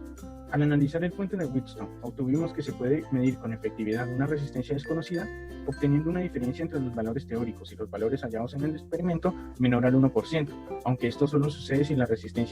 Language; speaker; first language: Spanish; native; Spanish